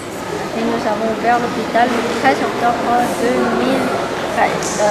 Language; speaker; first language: French; non-native, fluent; Korean